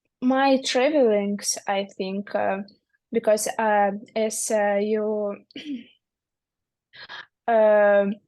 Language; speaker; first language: English; non-native, learner; Russian